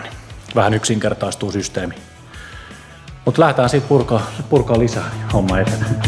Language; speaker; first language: Finnish; native; Finnish